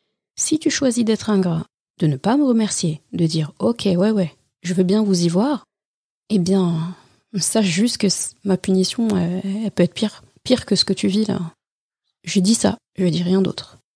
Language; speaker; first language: French; native; French